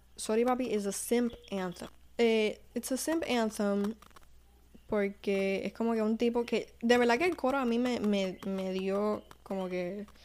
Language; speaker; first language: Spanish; early bilingual, heritage; Spanish